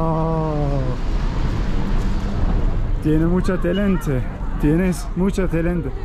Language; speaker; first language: Spanish; non-native, learner; Turkish